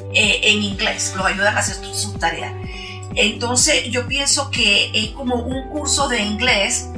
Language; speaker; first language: Spanish; native; Spanish